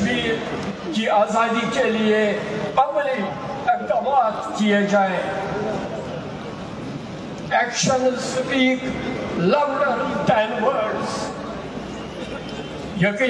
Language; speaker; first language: Urdu; non-native, local second language; Kashmiri